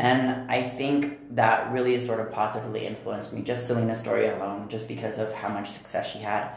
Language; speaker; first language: English; native; English